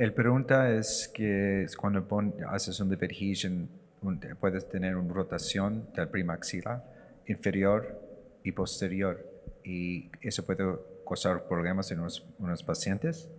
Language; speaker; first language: Spanish; non-native, learner; English